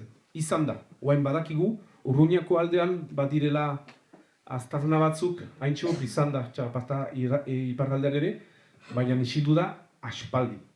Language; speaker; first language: Basque; native; Basque